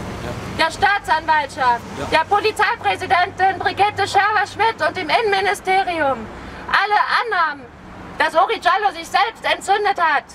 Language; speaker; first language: German; native; German